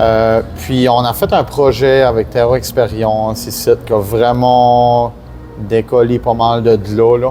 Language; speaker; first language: French; native; French